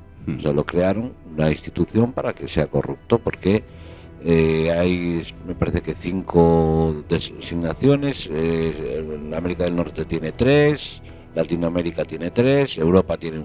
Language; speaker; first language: Spanish; native; Spanish